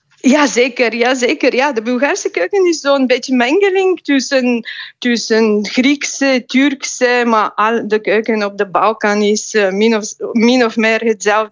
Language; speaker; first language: Dutch; non-native, fluent; Bulgarian